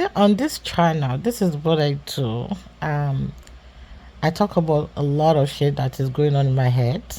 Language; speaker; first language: English; non-native, local second language; Yoruba